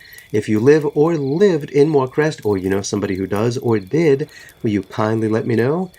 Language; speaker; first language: English; native; English